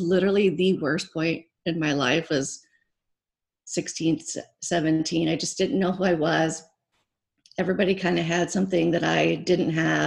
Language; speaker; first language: English; native; English